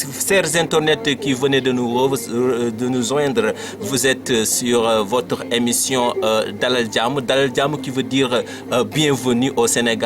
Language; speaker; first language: French; non-native, local second language; Wolof